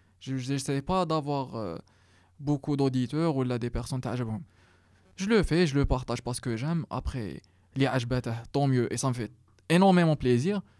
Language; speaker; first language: French; non-native, local second language; Arabic